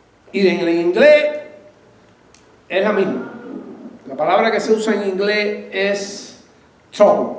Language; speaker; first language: Spanish; native; Spanish